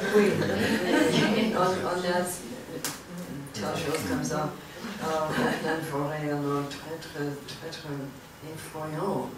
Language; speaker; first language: French; non-native, learner; English